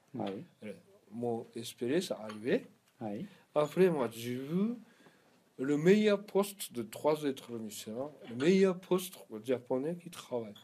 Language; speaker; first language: French; non-native, learner; Japanese